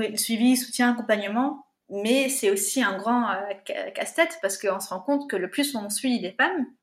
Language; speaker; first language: French; native; French